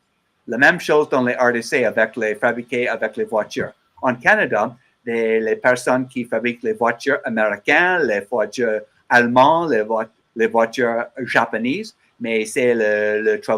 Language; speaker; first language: French; non-native, learner; English